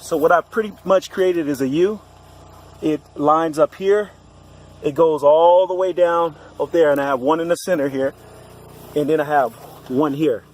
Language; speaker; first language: English; native; English